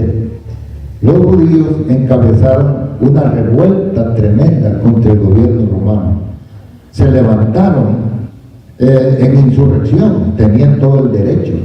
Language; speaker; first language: Spanish; native; Spanish